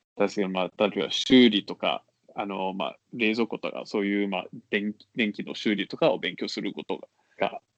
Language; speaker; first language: Japanese; non-native, fluent; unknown